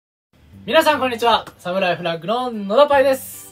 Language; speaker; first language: Japanese; native; Japanese